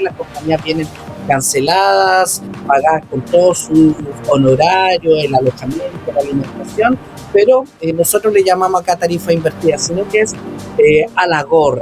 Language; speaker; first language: Spanish; native; Spanish